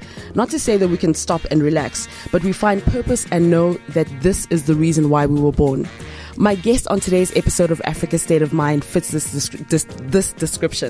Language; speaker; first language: English; non-native, local second language; Ganda